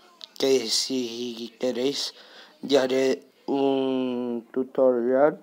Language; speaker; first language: Spanish; native; Spanish